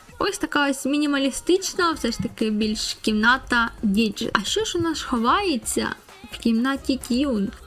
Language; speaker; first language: Ukrainian; non-native, local second language; Russian